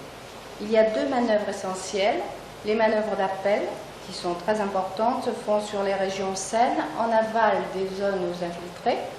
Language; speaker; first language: French; native; French